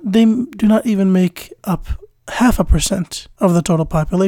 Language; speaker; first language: English; native; English